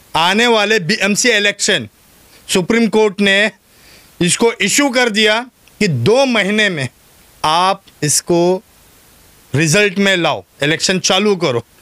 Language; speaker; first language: Hindi; non-native, local second language; Urdu